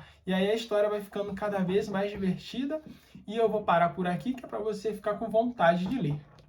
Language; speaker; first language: Portuguese; native; Portuguese